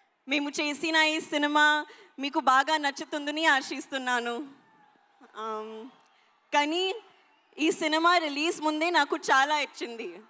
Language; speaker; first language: Telugu; non-native, learner; Hindi